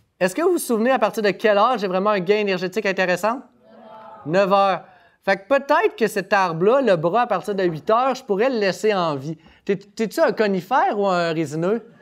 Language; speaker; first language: French; native; French